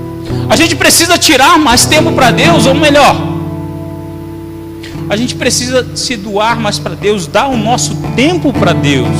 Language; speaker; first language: Portuguese; native; Portuguese